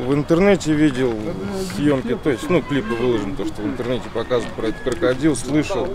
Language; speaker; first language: Russian; native; Russian